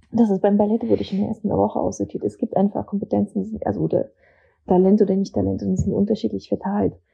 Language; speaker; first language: German; early bilingual, other home language; Russian